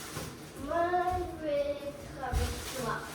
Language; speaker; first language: French; early bilingual, heritage; French